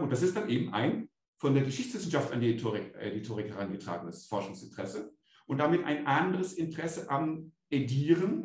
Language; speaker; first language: German; native; German